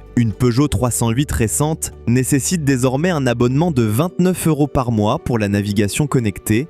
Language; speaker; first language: French; native; French